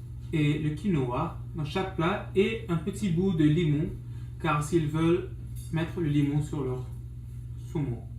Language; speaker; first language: French; non-native, local second language; English